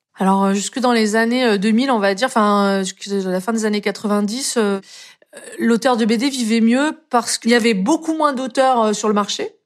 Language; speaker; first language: French; native; French